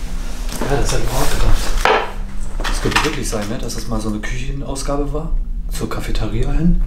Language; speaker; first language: German; native; German